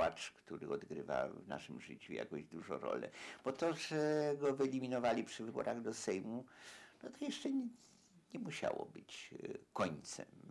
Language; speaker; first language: Polish; native; Polish